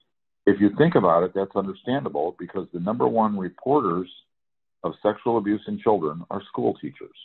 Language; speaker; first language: English; native; English